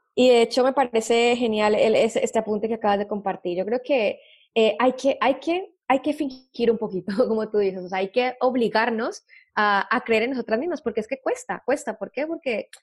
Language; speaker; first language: Spanish; native; Spanish